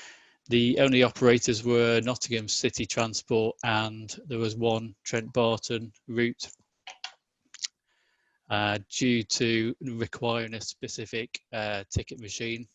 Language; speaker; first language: English; native; English